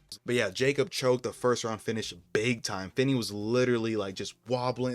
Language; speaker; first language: English; native; English